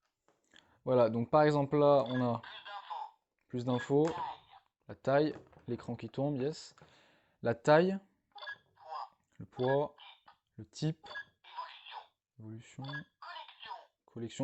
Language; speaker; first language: French; native; French